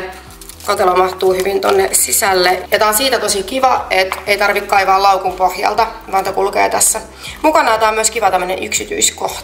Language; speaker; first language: Finnish; native; Finnish